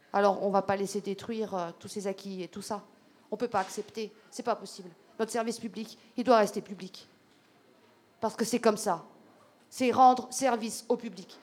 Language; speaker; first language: French; native; French